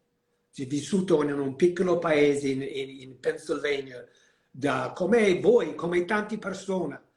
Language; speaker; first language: Italian; non-native, learner; English